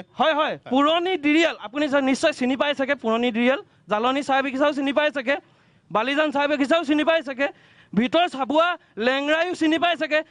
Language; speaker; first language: Assamese; native; Assamese